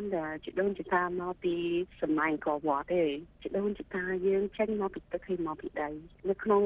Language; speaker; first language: Khmer; early bilingual, heritage; Khmer